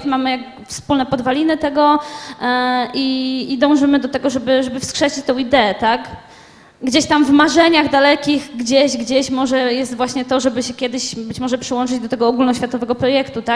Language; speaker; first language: Polish; native; Polish